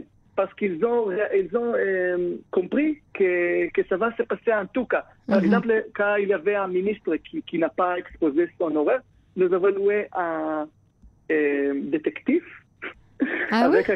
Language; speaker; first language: French; non-native, fluent; Hebrew